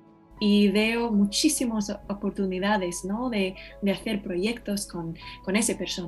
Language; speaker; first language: Spanish; non-native, fluent; English